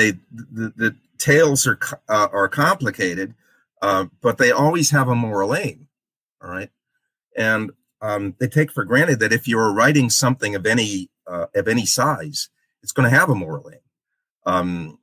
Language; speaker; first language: English; native; English